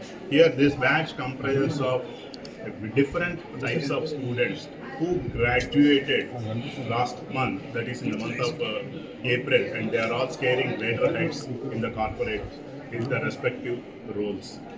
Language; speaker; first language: English; non-native, local second language; Telugu